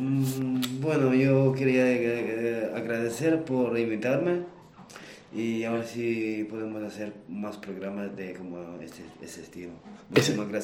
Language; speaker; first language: Spanish; non-native, fluent; Romanian